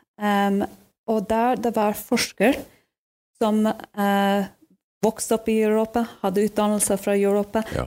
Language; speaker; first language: Norwegian; non-native, fluent; English